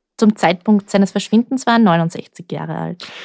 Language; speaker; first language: German; native; German